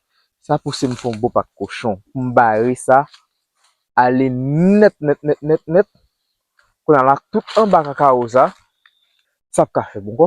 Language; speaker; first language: French; non-native, learner; Haitian Creole